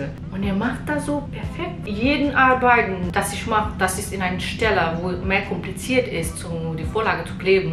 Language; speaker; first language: German; non-native, learner; Portuguese